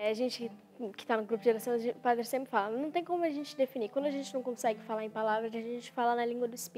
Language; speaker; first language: Portuguese; native; Portuguese